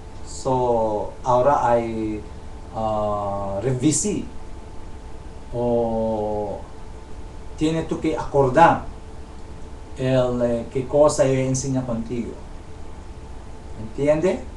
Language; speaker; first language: Spanish; non-native, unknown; Chavacano